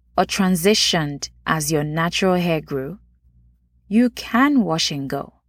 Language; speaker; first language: English; non-native, local second language; Yoruba